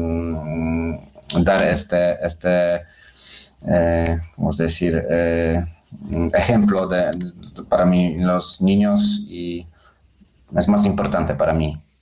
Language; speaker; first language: Spanish; non-native, fluent; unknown